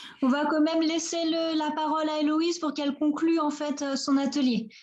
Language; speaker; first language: French; non-native, fluent; Spanish